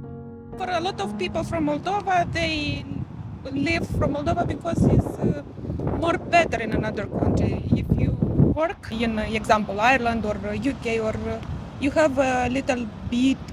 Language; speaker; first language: English; non-native, learner; Romanian